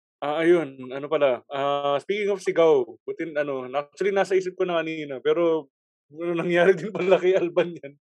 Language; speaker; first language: Filipino; native; Filipino